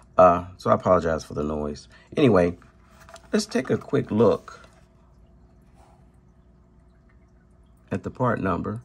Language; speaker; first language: English; native; English